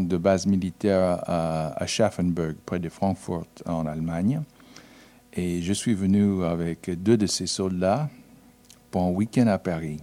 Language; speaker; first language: French; non-native, fluent; English